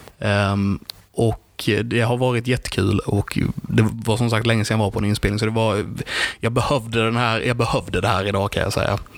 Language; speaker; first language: Swedish; native; Swedish